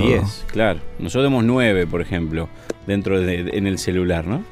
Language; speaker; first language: Spanish; native; Spanish